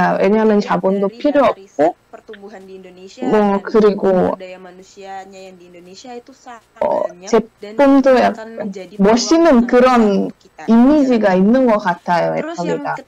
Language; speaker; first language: Korean; non-native, learner; Indonesian